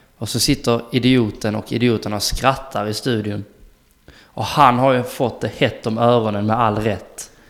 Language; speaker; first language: Swedish; native; Swedish